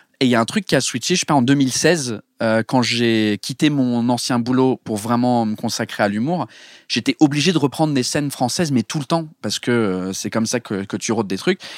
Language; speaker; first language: French; non-native, fluent; English